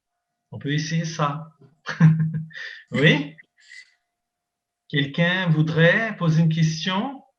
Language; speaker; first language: French; non-native, fluent; Portuguese